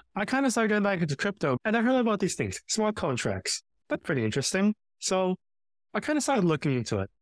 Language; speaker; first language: English; early bilingual, other home language; Filipino